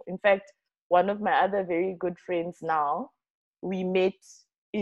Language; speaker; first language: English; non-native, local second language; Shona